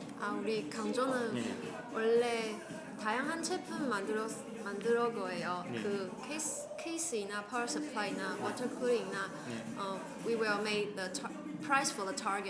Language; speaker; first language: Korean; non-native, learner; Chinese